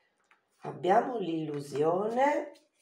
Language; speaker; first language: Italian; native; Italian